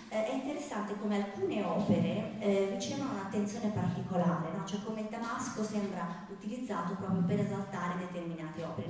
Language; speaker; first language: Italian; native; Italian